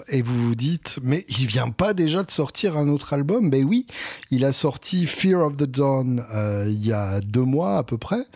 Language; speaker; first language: French; native; French